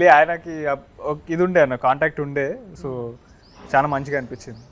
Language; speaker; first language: Telugu; native; Telugu